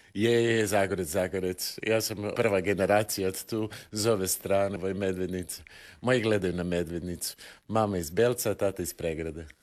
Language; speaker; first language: Croatian; native; Croatian